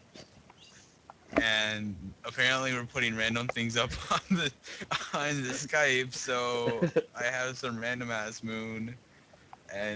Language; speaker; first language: English; native; English